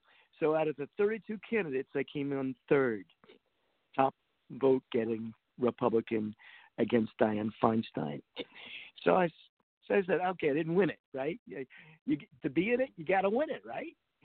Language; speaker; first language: English; native; English